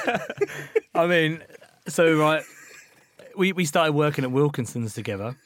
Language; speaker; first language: English; native; English